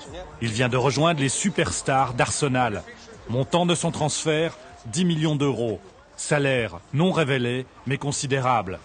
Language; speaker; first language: French; native; French